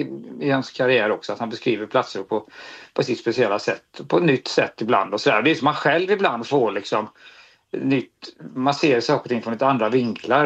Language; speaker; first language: Swedish; native; Swedish